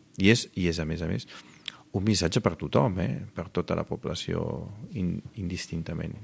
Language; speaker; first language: Catalan; non-native, fluent; Italian